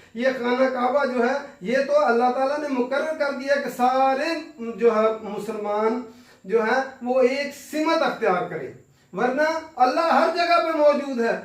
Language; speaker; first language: Urdu; native; Urdu